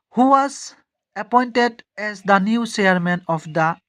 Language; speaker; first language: English; non-native, local second language; Assamese